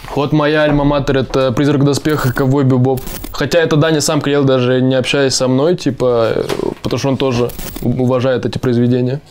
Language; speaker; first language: Russian; native; Russian